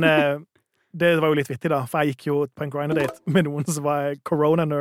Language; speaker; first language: Norwegian; native; Norwegian